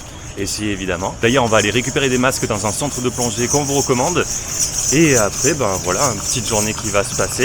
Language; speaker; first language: French; native; French